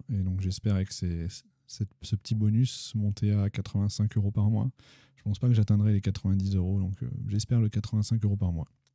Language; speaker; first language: French; native; French